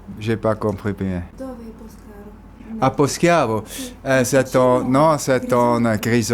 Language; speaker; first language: French; non-native, local second language; German